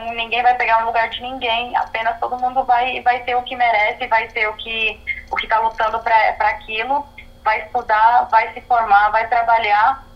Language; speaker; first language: Portuguese; early bilingual, other home language; Arabic